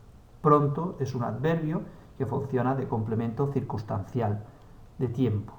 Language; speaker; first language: Spanish; native; Spanish